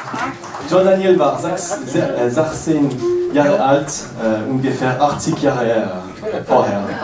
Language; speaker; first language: German; non-native, learner; French